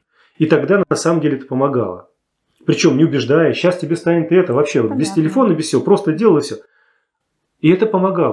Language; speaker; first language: Russian; native; Russian